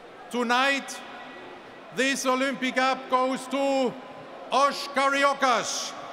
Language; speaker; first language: English; non-native, fluent; German